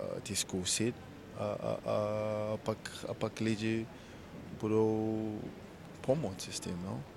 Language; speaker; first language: Czech; non-native, learner; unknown